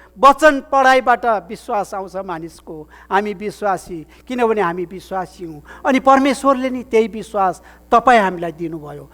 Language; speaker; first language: Nepali; native; Nepali